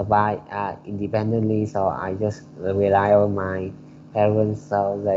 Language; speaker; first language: English; non-native, learner; Vietnamese